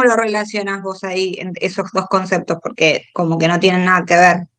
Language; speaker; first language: Spanish; native; Spanish